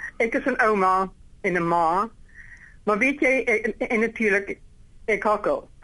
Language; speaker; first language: Afrikaans; non-native, local second language; English